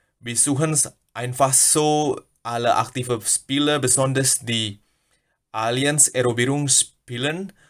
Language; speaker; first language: German; non-native, learner; Indonesian